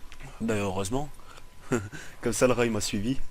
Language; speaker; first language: French; native; French